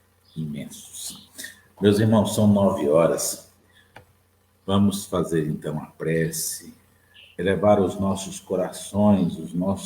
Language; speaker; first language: Portuguese; native; Portuguese